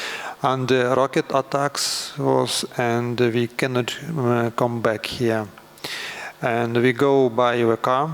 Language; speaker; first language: English; non-native, learner; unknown